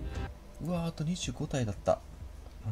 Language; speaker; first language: Japanese; native; Japanese